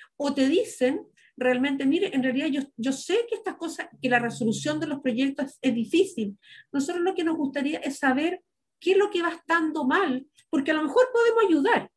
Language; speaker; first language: Spanish; native; Spanish